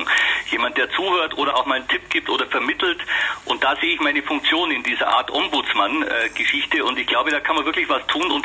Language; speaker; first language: German; native; German